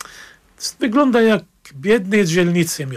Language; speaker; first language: Polish; non-native, fluent; Arabic